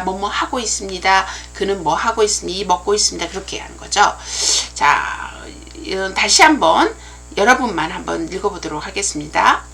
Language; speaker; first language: Korean; native; Korean